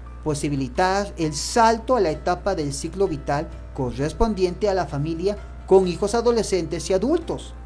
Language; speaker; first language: Spanish; native; Spanish